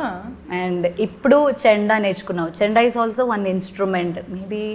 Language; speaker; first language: Telugu; non-native, learner; Malayalam